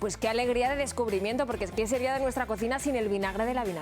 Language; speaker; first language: Spanish; native; Spanish